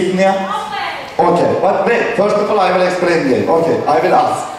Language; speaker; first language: English; non-native, learner; Arabic